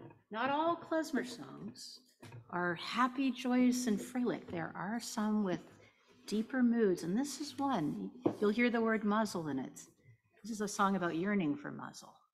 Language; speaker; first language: English; native; English